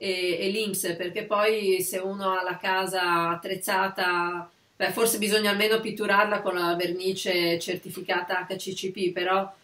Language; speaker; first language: Italian; native; Italian